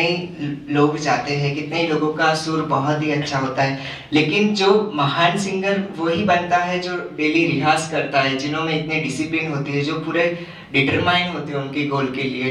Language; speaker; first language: Hindi; native; Hindi